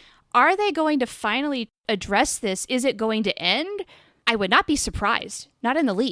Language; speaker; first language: English; native; English